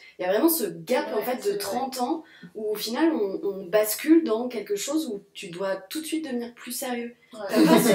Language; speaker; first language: French; native; French